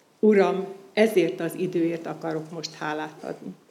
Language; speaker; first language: Hungarian; native; Hungarian